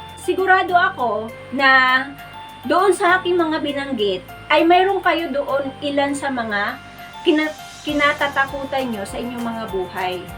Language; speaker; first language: Filipino; non-native, local second language; Cebuano